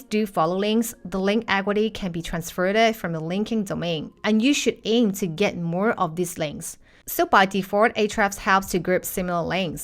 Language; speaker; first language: English; non-native, fluent; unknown